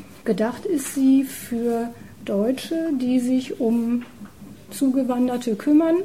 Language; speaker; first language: German; native; German